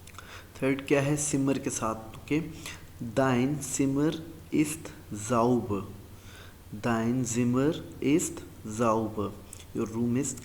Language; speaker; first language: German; non-native, learner; Urdu